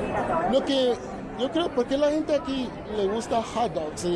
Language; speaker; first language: Spanish; non-native, learner; English